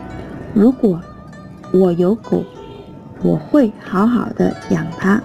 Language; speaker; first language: Chinese; non-native, fluent; Vietnamese